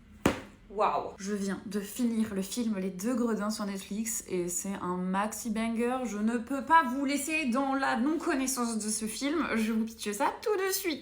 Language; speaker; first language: French; native; French